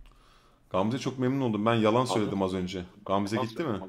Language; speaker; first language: Turkish; early bilingual, heritage; Turkish